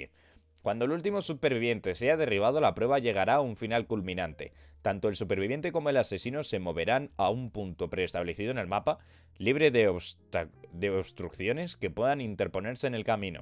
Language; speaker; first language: Spanish; native; Spanish